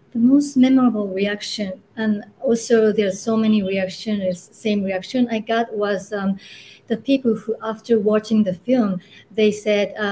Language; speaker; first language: English; non-native, fluent; Japanese